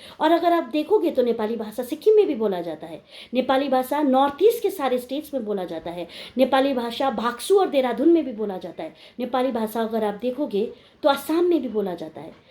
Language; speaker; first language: Hindi; non-native, local second language; Nepali